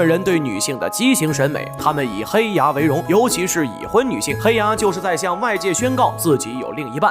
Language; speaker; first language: Chinese; native; Chinese